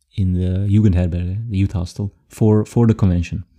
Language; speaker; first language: English; non-native, fluent; Dutch